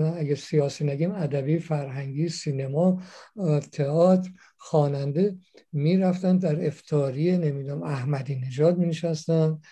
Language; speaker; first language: Persian; native; Persian